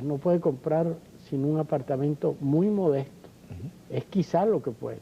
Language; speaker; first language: Spanish; native; Spanish